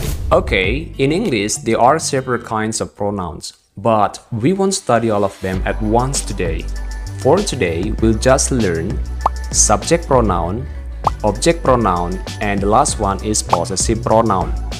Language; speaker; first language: English; non-native, fluent; Indonesian